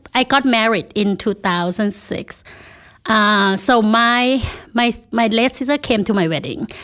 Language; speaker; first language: English; non-native, fluent; Thai